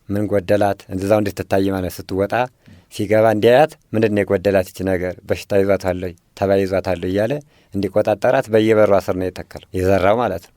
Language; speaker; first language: Amharic; native; Amharic